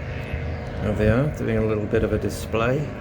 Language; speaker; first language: English; native; English